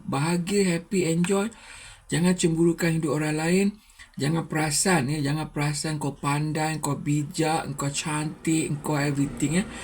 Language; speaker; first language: Malay; native; Malay